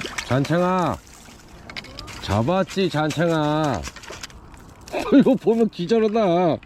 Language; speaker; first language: Korean; native; Korean